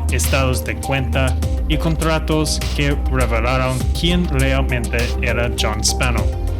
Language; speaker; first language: Spanish; non-native, fluent; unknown